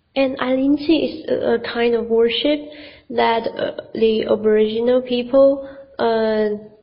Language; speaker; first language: English; non-native, fluent; Chinese